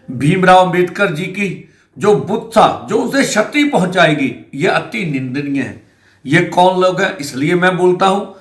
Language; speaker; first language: Hindi; non-native, local second language; Punjabi